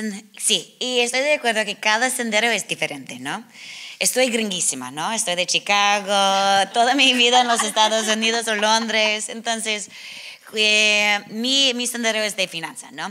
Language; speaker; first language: Spanish; non-native, learner; English